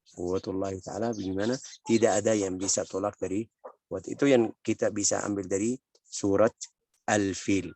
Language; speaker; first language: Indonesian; non-native, learner; Arabic